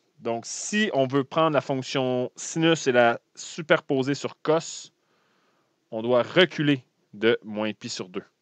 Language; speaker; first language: French; native; French